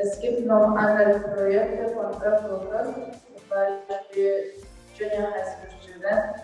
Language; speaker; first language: German; non-native, fluent; Japanese